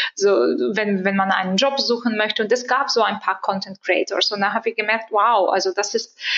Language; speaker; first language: German; non-native, fluent; Bulgarian